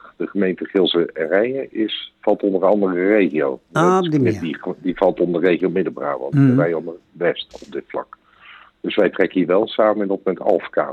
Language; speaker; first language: Dutch; native; Dutch